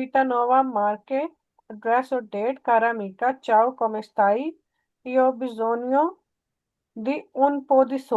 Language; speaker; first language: Italian; non-native, learner; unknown